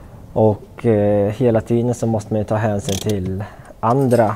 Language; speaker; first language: Swedish; native; Swedish